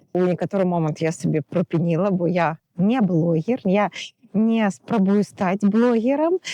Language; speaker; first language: Belarusian; non-native, local second language; Russian